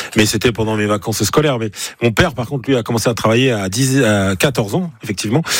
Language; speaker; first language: French; native; French